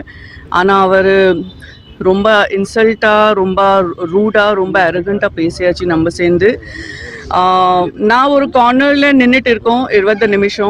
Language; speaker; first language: Tamil; non-native, fluent; Gujarati